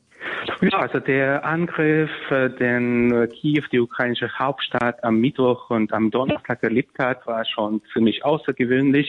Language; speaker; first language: German; non-native, fluent; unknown